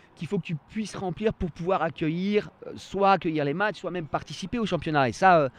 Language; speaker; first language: French; native; French